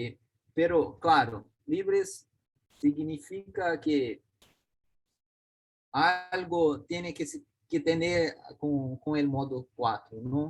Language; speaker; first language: Spanish; non-native, learner; Portuguese